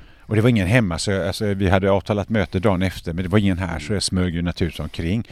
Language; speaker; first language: Swedish; native; Swedish